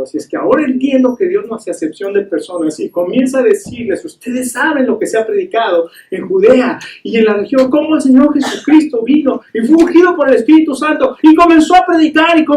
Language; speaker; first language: Spanish; native; Spanish